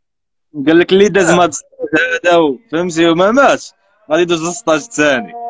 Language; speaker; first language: Arabic; native; Arabic